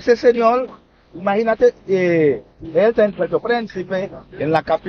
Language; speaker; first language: Spanish; non-native, learner; Haitian Creole